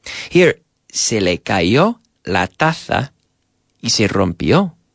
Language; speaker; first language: Spanish; non-native, fluent; English